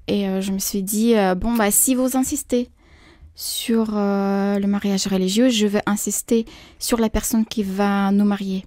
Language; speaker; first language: French; non-native, fluent; Russian